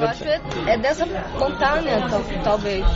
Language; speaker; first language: Portuguese; non-native, learner; Chinese